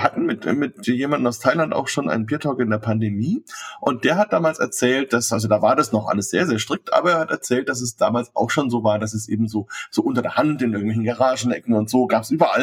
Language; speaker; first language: German; native; German